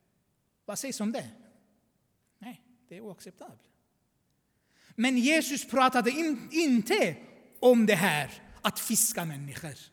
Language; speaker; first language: Swedish; non-native, fluent; Armenian